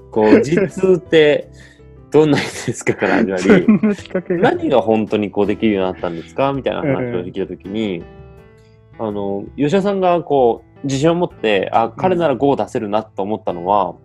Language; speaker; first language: Japanese; native; Japanese